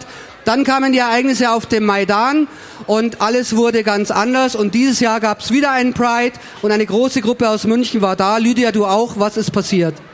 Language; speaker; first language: German; native; German